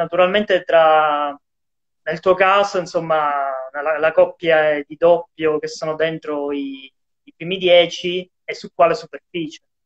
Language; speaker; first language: Italian; native; Italian